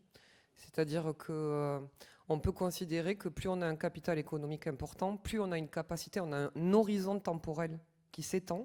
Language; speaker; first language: French; native; French